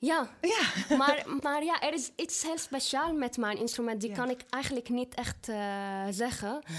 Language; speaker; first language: Dutch; non-native, fluent; Arabic